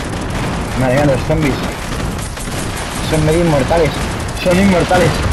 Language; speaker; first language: Spanish; native; Spanish